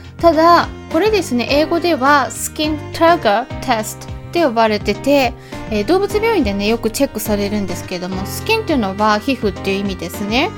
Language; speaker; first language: Japanese; native; Japanese